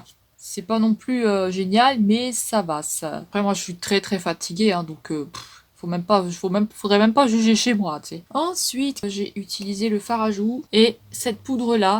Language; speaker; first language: French; native; French